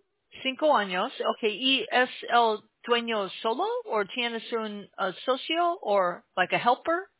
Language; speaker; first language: Spanish; non-native, learner; English